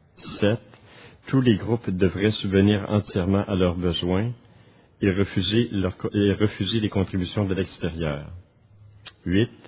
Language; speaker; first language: French; native; French